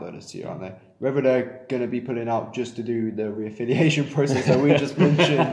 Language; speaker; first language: English; native; English